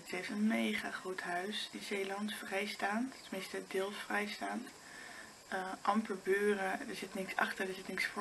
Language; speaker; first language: Dutch; native; Dutch